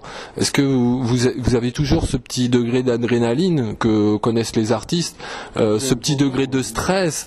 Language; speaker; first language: French; native; French